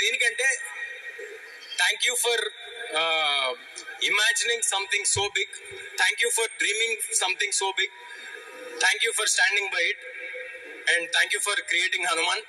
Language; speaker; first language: Telugu; native; Telugu